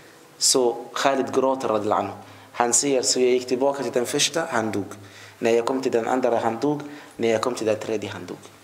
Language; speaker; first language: Swedish; non-native, fluent; Arabic